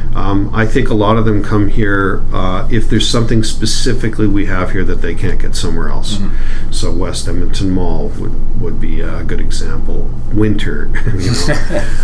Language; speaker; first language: English; native; English